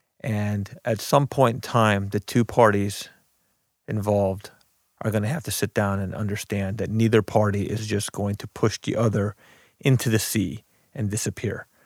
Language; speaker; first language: English; early bilingual, other home language; Arabic